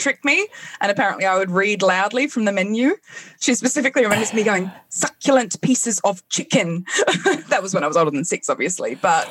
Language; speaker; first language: English; native; English